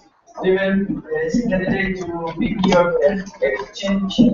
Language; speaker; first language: English; non-native, learner; Spanish